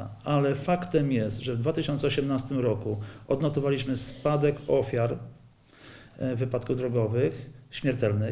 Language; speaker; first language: Polish; native; Polish